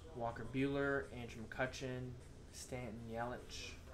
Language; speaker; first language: English; native; English